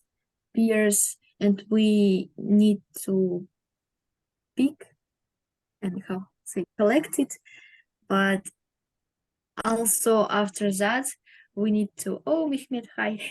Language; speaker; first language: English; non-native, learner; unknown